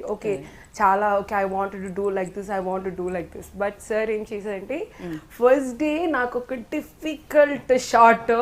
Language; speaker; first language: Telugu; non-native, learner; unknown